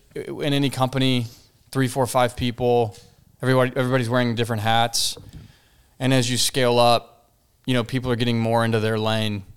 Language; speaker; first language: English; native; English